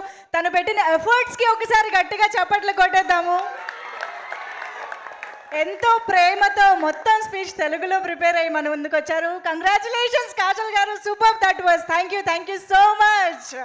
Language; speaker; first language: Telugu; native; Telugu